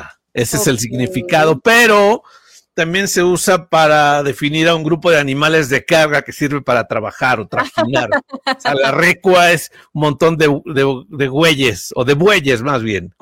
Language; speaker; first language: Spanish; native; Spanish